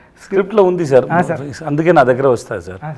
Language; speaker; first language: Telugu; non-native, learner; Tamil